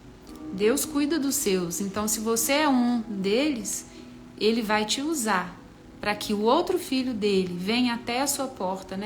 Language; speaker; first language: Portuguese; native; Portuguese